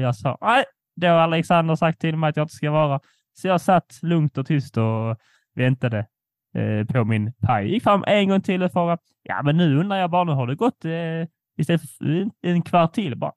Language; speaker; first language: Swedish; native; Swedish